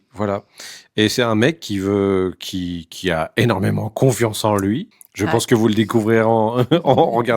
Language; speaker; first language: French; native; French